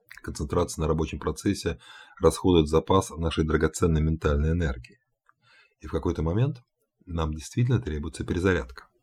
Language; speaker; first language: Russian; native; Russian